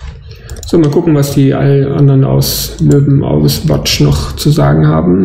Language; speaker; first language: German; native; German